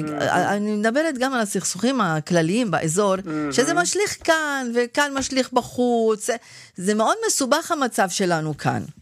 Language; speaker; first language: Hebrew; non-native, local second language; Arabic